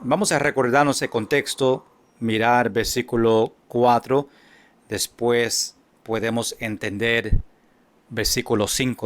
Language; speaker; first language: Spanish; non-native, fluent; English